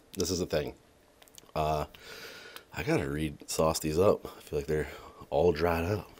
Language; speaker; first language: English; native; English